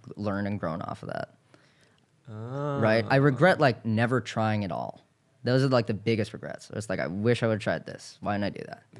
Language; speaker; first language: English; native; English